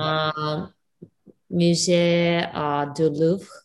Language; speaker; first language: French; non-native, learner; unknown